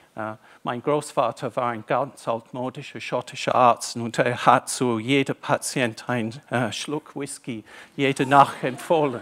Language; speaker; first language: German; non-native, fluent; English